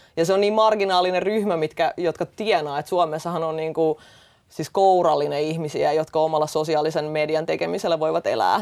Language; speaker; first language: Finnish; early bilingual, other home language; Russian